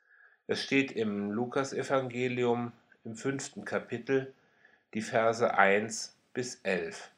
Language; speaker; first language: German; native; German